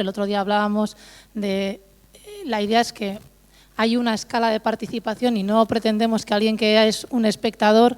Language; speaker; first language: Spanish; native; Spanish